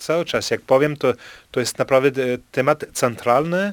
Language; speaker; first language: Polish; non-native, fluent; French